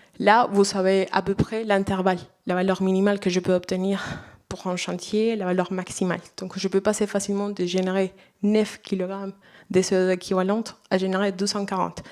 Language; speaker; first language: French; non-native, fluent; Spanish